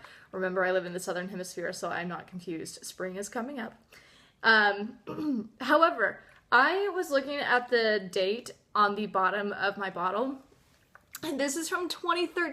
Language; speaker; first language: English; native; English